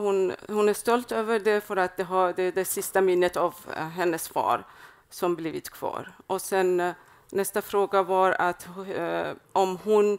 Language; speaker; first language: Swedish; non-native, fluent; Persian